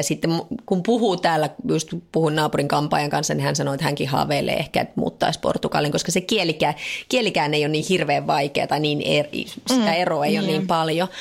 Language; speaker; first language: Finnish; native; Finnish